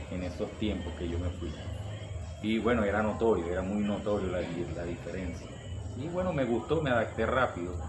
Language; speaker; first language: Spanish; native; Spanish